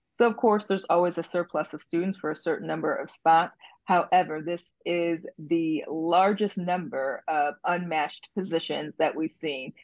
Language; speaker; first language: English; native; English